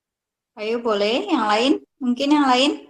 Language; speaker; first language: Indonesian; native; Indonesian